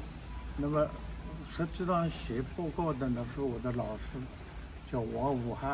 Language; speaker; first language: Chinese; non-native, local second language; Wu Chinese